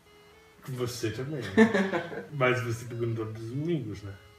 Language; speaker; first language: Portuguese; non-native, fluent; English